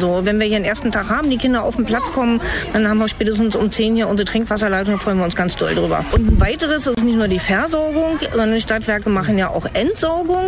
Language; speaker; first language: German; native; German